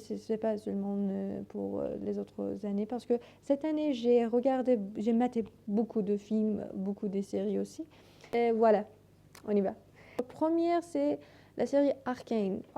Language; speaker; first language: French; non-native, learner; Persian